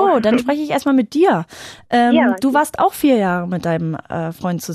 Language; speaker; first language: German; native; German